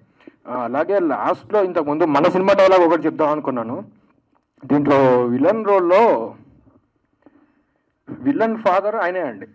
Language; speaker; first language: Telugu; native; Telugu